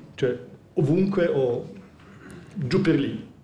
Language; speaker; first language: Italian; native; Italian